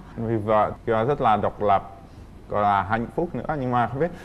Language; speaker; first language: Vietnamese; non-native, fluent; Czech